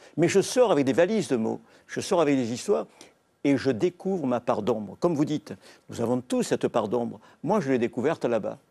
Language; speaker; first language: French; native; French